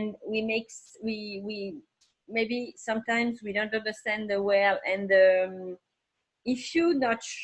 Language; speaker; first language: English; non-native, learner; French